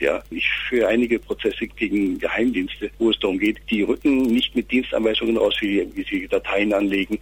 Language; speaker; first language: German; native; German